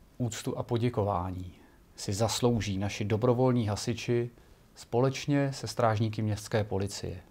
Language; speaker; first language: Czech; native; Czech